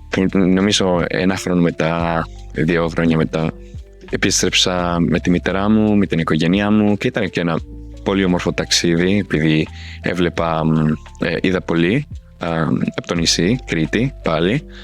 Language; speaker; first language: Greek; non-native, fluent; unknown